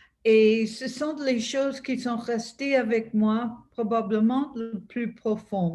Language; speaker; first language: French; non-native, fluent; English